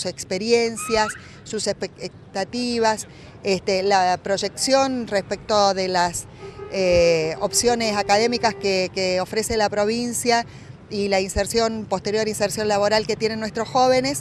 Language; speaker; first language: Spanish; native; Spanish